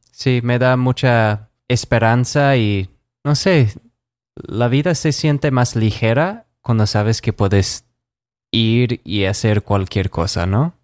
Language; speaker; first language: Spanish; non-native, fluent; English